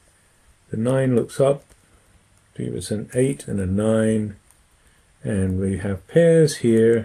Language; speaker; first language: English; native; English